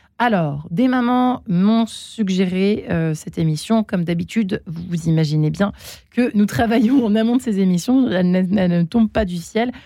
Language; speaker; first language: French; native; French